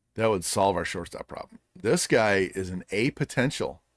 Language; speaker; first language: English; native; English